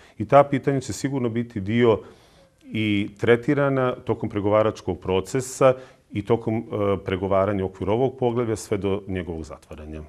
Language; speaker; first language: Croatian; native; Croatian